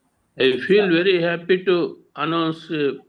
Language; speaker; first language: English; non-native, learner; Telugu